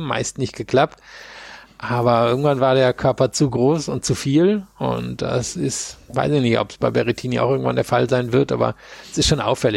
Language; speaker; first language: German; native; German